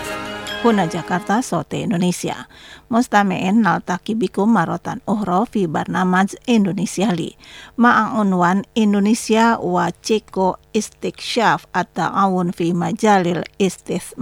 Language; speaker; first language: Arabic; non-native, fluent; Indonesian